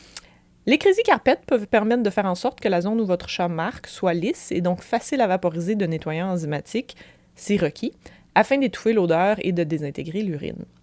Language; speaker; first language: French; native; French